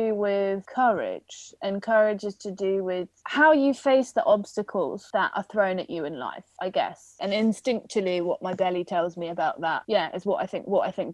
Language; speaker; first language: English; native; English